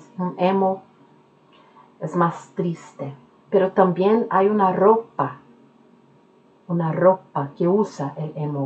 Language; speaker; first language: Spanish; non-native, fluent; Norwegian